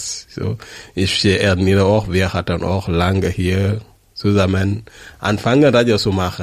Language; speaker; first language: German; non-native, learner; French